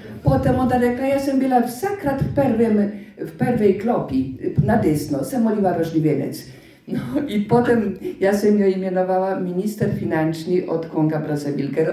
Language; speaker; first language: Polish; native; Polish